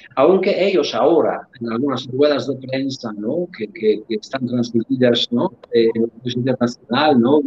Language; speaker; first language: Spanish; non-native, fluent; Polish